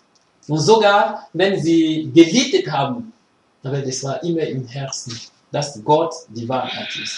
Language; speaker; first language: German; non-native, fluent; French